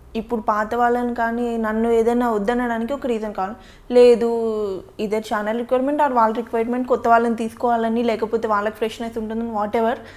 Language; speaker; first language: Telugu; native; Telugu